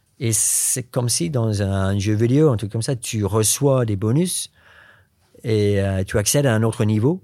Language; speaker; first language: French; non-native, fluent; English